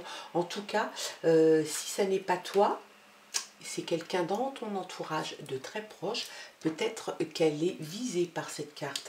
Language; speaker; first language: French; native; French